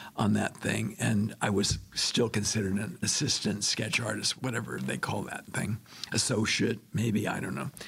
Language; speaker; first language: English; native; English